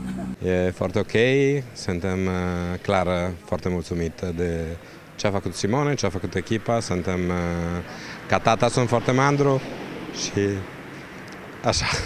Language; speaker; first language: Romanian; non-native, fluent; Italian